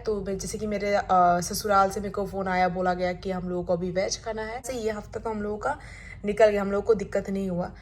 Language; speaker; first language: Hindi; non-native, local second language; Bangla